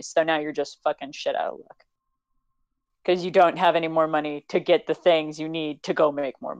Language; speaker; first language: English; native; English